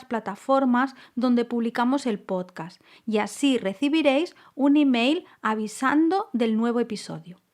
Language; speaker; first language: Spanish; native; Spanish